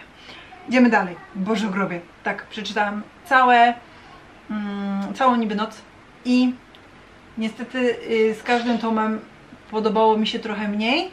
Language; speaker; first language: Polish; native; Polish